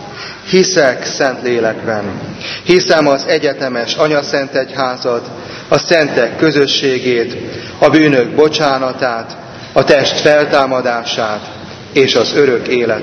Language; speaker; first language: Hungarian; native; Hungarian